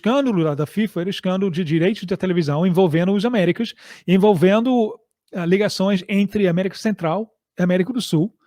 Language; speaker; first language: Portuguese; non-native, fluent; English